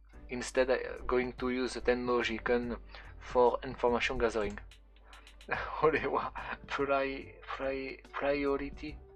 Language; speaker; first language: English; non-native, fluent; French